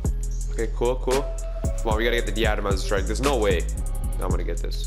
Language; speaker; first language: English; native; English